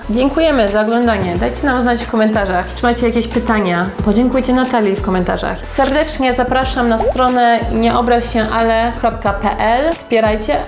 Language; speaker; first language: Polish; native; Polish